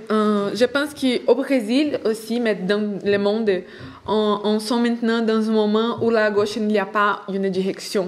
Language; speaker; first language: French; non-native, fluent; Portuguese